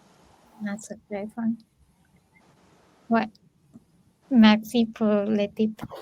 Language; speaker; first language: French; non-native, learner; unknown